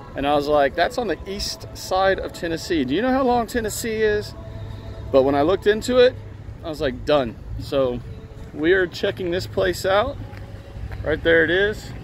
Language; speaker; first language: English; native; English